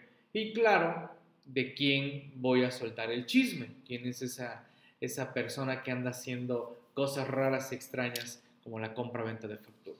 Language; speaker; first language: Spanish; native; Spanish